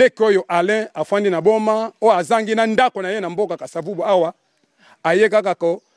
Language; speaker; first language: Lingala; non-native, local second language; Kongo